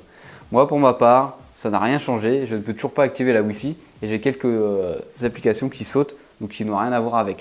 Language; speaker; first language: French; native; French